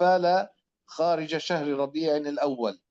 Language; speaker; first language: Arabic; native; Arabic